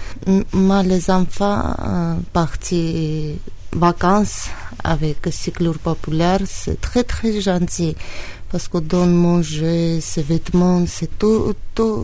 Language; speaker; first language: French; non-native, learner; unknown